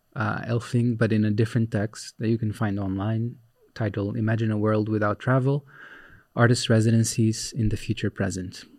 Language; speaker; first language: English; non-native, fluent; Portuguese